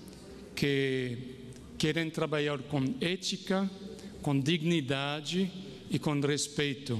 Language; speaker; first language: Portuguese; non-native, fluent; Haitian Creole